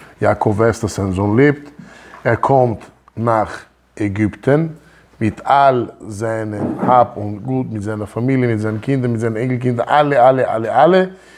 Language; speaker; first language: German; early bilingual, other home language; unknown